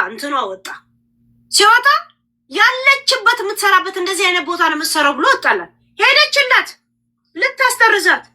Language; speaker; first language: Amharic; native; Amharic